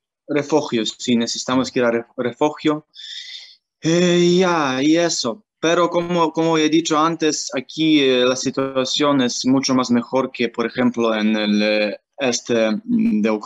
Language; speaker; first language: Spanish; non-native, learner; Ukrainian